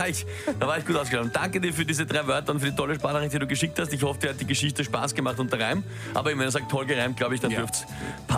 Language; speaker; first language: German; native; German